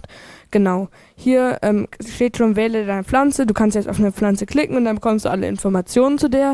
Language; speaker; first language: German; native; German